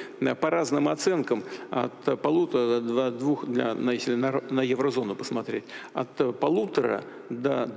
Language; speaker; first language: Russian; native; Russian